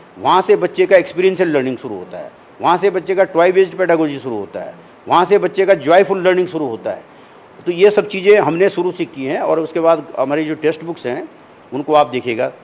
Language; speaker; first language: Hindi; native; Hindi